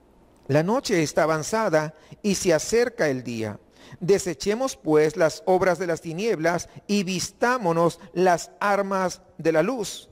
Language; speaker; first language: Spanish; native; Spanish